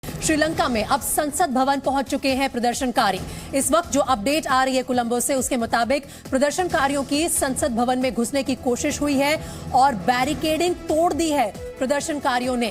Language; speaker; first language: Hindi; native; Hindi